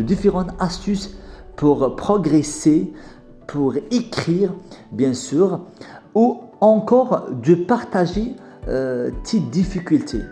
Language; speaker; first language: French; non-native, fluent; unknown